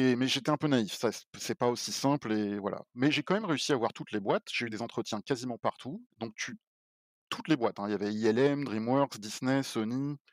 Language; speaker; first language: French; native; French